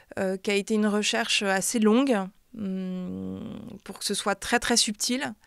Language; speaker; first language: French; native; French